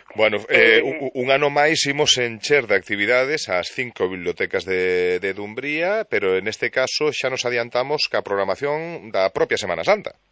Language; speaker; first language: Galician; native; Galician